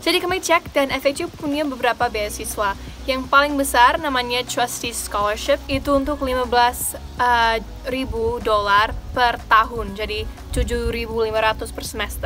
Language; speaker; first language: Indonesian; non-native, fluent; English